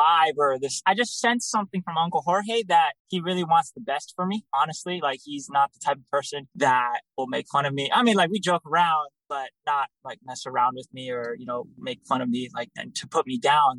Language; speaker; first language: English; native; English